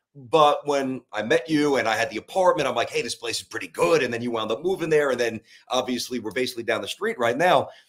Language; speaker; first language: English; native; English